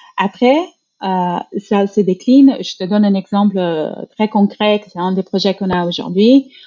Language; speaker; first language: French; non-native, fluent; Portuguese